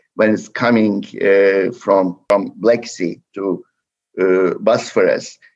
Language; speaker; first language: English; non-native, fluent; Turkish